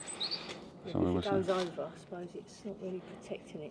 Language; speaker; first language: English; native; English